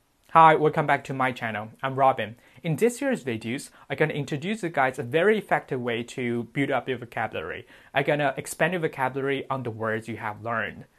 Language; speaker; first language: English; non-native, fluent; Chinese